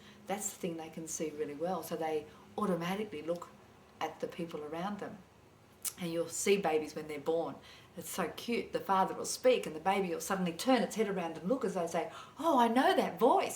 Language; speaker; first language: English; native; English